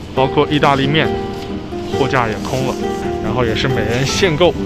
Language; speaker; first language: Chinese; native; Chinese